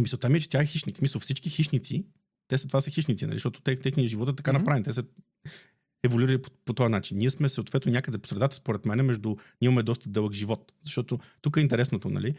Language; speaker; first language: Bulgarian; native; Bulgarian